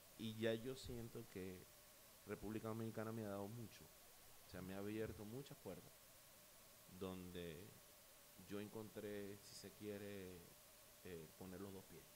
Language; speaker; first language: Spanish; native; Spanish